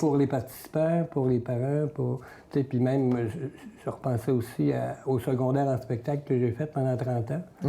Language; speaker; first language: French; native; French